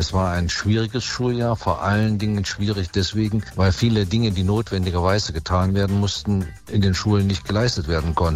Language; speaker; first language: German; native; German